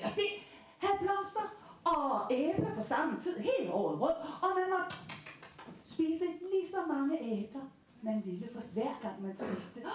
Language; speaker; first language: Danish; native; Danish